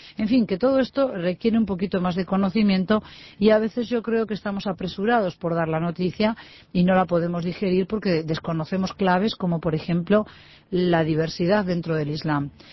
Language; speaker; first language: Spanish; native; Spanish